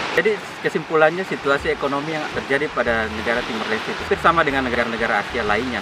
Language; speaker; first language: Indonesian; non-native, local second language; Tetum